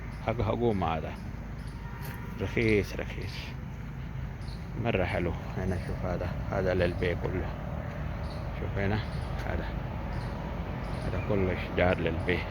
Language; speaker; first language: Arabic; non-native, learner; Urdu